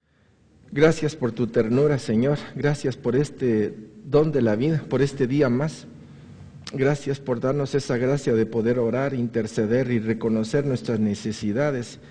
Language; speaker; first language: Spanish; native; Spanish